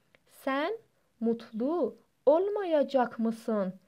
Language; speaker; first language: Turkish; non-native, fluent; Persian